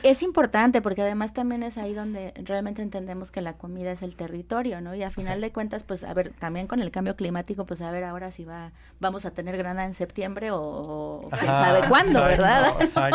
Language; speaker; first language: Spanish; native; Spanish